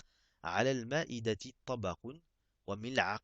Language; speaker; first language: Arabic; non-native, fluent; French